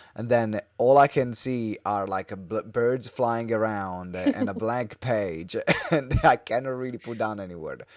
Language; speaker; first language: English; non-native, fluent; Italian